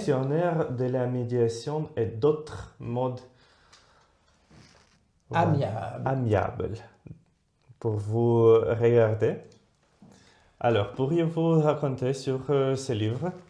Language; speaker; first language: French; non-native, fluent; Russian